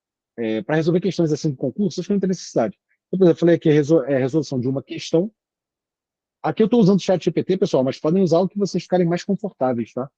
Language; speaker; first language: Portuguese; native; Portuguese